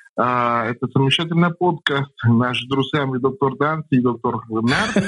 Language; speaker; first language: Russian; non-native, learner; Spanish